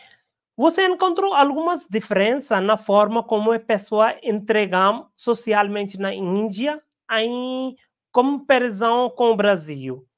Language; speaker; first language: Portuguese; non-native, learner; Hindi